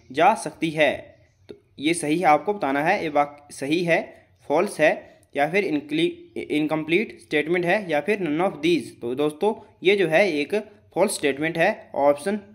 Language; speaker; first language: Hindi; native; Hindi